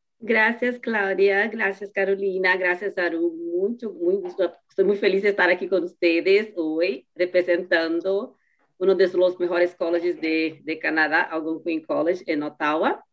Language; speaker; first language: Spanish; non-native, fluent; Portuguese